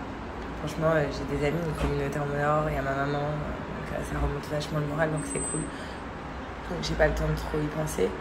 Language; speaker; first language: French; native; French